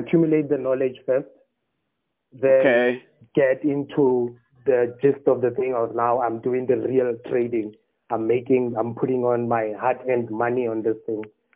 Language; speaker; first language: English; non-native, local second language; Tswana